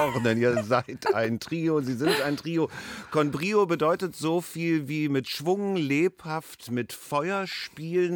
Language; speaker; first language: German; native; German